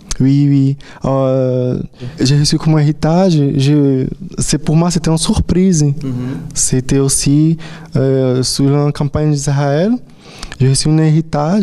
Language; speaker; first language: French; non-native, fluent; Portuguese